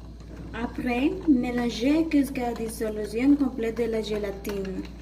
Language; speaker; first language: French; non-native, learner; Spanish